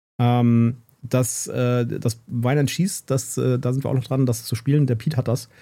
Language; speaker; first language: German; native; German